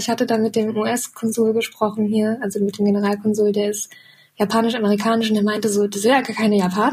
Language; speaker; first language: German; native; German